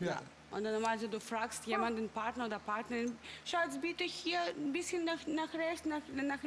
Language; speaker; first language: German; non-native, fluent; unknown